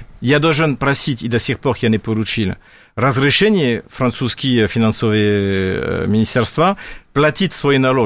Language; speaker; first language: Russian; non-native, fluent; French